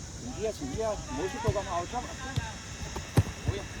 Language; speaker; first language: Cantonese; native; Cantonese